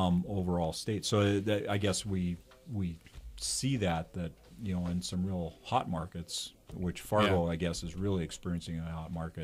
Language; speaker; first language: English; native; English